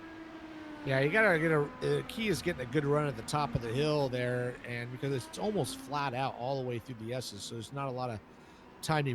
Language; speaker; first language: English; native; English